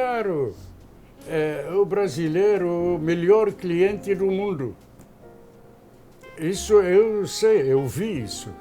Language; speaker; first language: Portuguese; non-native, fluent; Arabic